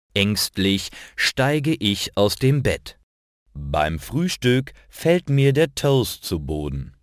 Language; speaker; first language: German; native; German